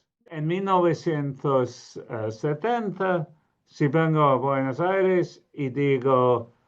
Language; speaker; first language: Spanish; non-native, fluent; English